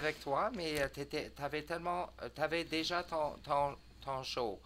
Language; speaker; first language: French; non-native, learner; English